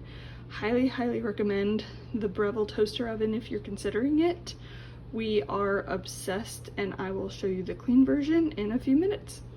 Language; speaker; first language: English; native; English